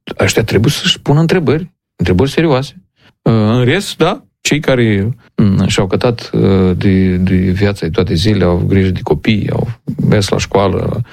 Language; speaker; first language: Romanian; native; Romanian